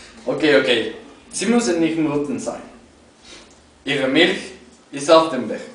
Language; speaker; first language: German; non-native, learner; Spanish